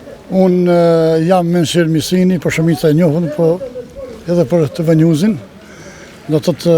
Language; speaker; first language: Albanian; native; Albanian